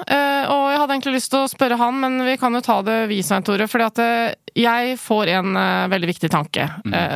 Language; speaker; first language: Norwegian; early bilingual, other home language; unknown